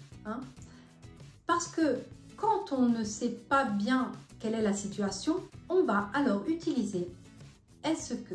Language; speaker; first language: French; non-native, fluent; Italian